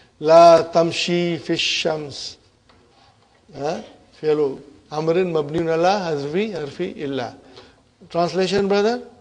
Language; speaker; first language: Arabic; non-native, fluent; English